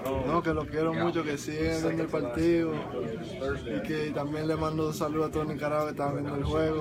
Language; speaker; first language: Spanish; non-native, local second language; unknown